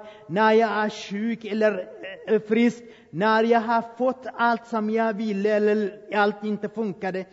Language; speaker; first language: Swedish; non-native, fluent; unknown